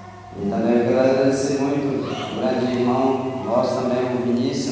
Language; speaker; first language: Portuguese; non-native, local second language; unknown